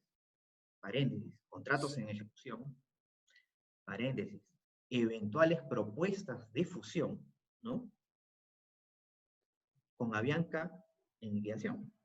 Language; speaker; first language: Spanish; native; Spanish